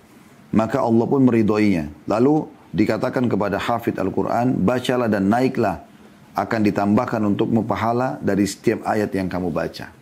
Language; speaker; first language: Indonesian; native; Indonesian